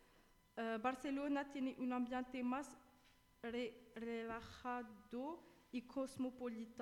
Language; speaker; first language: Spanish; non-native, learner; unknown